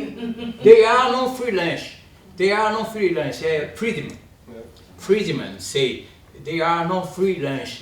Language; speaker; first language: English; non-native, learner; Portuguese